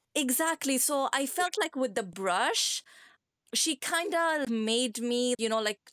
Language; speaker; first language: English; non-native, fluent; Persian